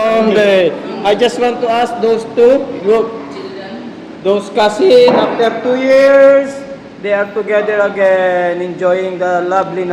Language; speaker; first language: English; non-native, local second language; Filipino